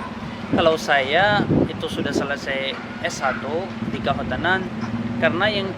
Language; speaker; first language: Indonesian; non-native, learner; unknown